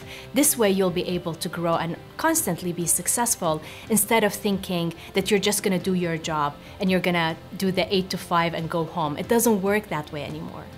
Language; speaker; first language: English; non-native, fluent; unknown